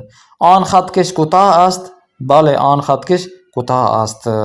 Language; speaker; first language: Persian; non-native, fluent; Urdu